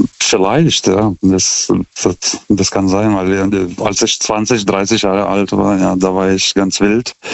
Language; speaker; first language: German; non-native, fluent; Lithuanian